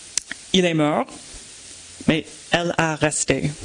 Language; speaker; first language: French; non-native, fluent; English